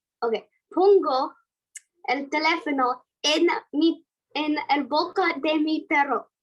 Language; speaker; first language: Spanish; non-native, learner; English